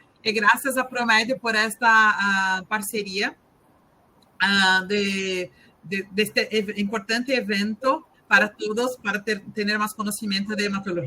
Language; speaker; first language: Spanish; non-native, learner; Portuguese